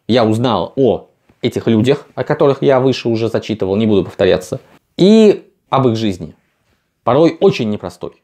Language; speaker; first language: Russian; native; Russian